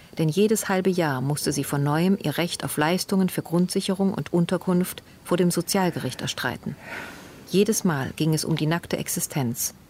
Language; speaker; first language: German; native; German